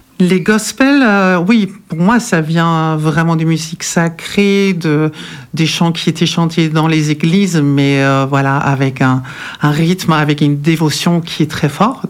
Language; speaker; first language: French; non-native, fluent; German